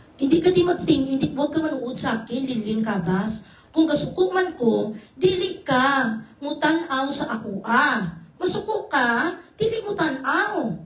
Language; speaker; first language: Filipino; non-native, local second language; Hiligaynon